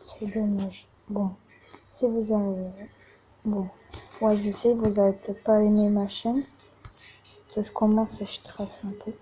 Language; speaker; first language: French; native; French